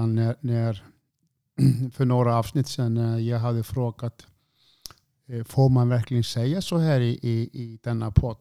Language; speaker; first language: Swedish; non-native, fluent; Icelandic